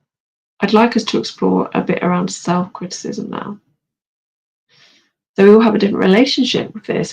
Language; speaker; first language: English; native; English